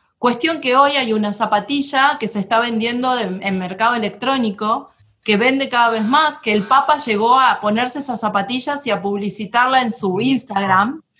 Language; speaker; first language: Spanish; native; Spanish